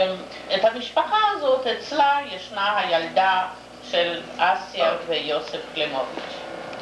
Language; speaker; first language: Hebrew; non-native, fluent; Yiddish